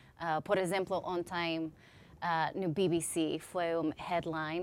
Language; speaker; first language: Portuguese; non-native, learner; English